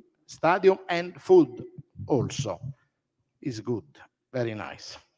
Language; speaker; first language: English; non-native, learner; Italian